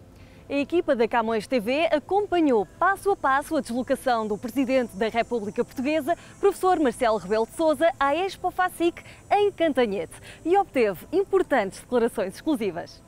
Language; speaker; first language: Portuguese; native; Portuguese